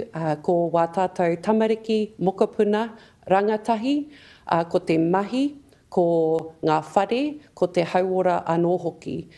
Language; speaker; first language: Māori; non-native, local second language; English